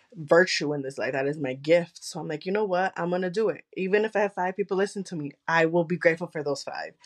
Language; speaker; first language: English; early bilingual, other home language; Spanish